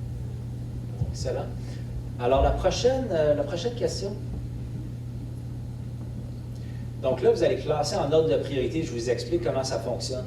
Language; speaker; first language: French; native; French